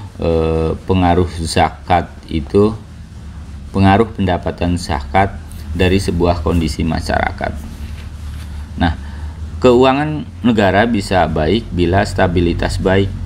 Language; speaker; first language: Indonesian; native; Indonesian